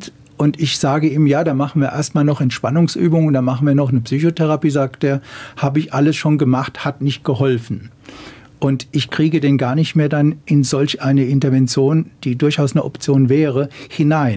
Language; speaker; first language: German; native; German